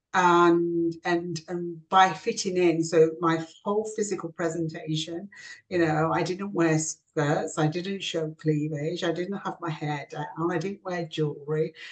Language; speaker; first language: English; native; English